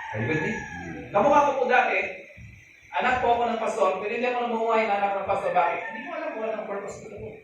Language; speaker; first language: Filipino; non-native, local second language; Hiligaynon